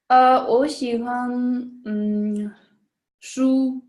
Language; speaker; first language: Chinese; non-native, learner; Tibetan